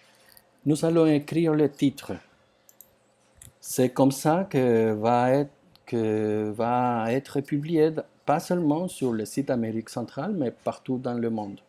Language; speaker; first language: French; non-native, fluent; Spanish